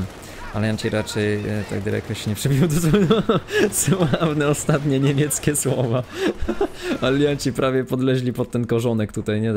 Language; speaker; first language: Polish; native; Polish